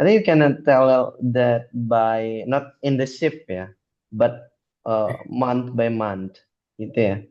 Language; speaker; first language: English; non-native, fluent; Indonesian